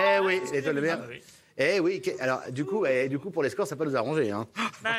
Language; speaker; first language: French; native; French